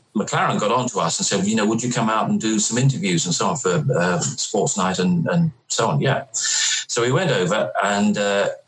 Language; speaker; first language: English; native; English